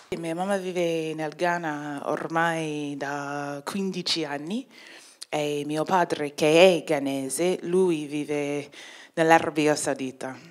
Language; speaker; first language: Italian; non-native, fluent; English